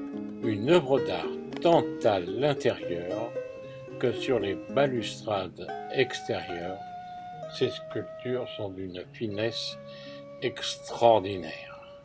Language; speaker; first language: French; native; French